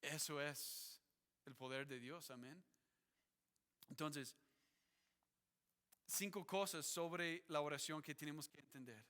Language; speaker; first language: Spanish; non-native, fluent; English